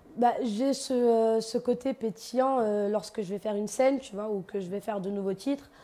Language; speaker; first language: French; native; French